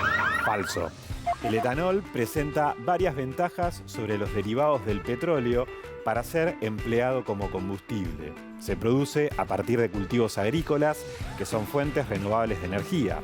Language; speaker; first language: Spanish; native; Spanish